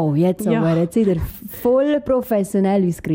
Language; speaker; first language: German; native; German